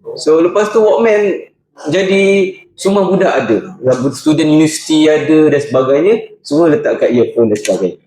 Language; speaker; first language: Malay; native; Malay